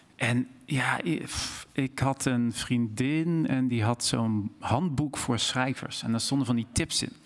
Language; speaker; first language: Dutch; native; Dutch